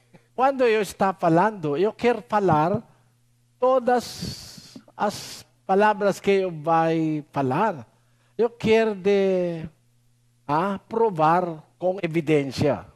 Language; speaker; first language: Portuguese; non-native, learner; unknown